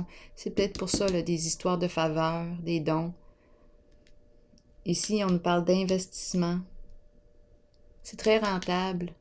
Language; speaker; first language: French; native; French